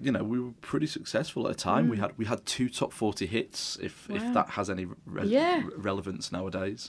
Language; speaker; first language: English; native; English